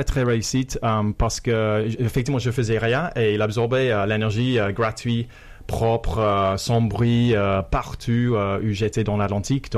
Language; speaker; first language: French; non-native, fluent; English